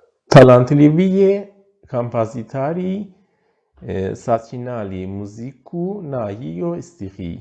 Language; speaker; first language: Russian; non-native, fluent; Persian